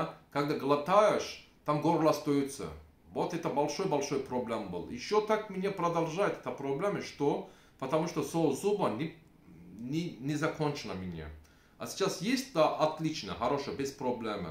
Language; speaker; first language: Russian; non-native, learner; Turkish